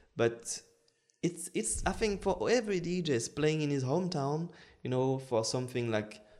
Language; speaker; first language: English; non-native, fluent; French